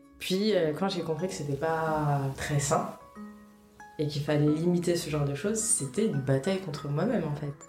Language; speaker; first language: French; early bilingual, other home language; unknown